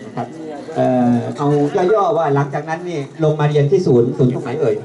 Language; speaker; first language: Thai; native; Thai